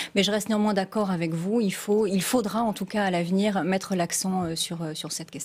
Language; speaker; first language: French; native; French